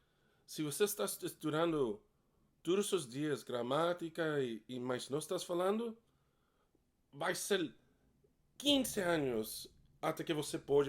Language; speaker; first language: Portuguese; non-native, learner; English